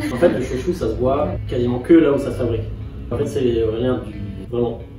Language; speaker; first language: French; native; French